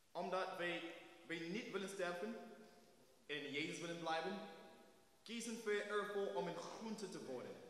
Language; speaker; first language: Dutch; non-native, fluent; English